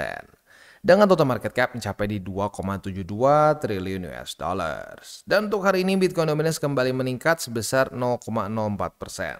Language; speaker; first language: Indonesian; native; Indonesian